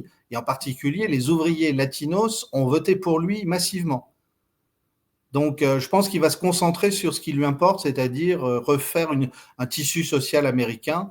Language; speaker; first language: French; native; French